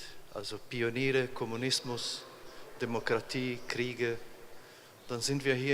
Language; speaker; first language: German; non-native, fluent; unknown